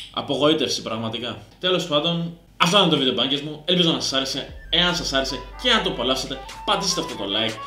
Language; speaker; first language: Greek; early bilingual, other home language; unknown